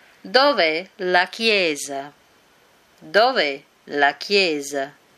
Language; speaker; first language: Italian; non-native, fluent; Portuguese